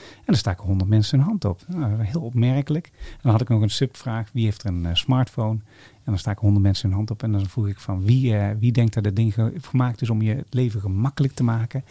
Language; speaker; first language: Dutch; native; Dutch